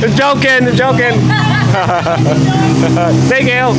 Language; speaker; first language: English; non-native, fluent; Vietnamese